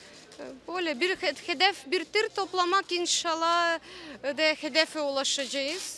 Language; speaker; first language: Turkish; non-native, fluent; Ukrainian